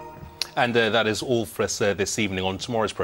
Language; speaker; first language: English; native; English